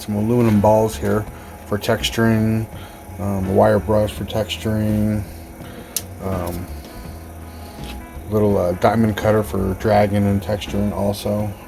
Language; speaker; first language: English; native; English